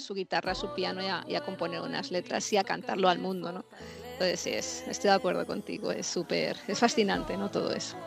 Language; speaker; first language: Spanish; native; Spanish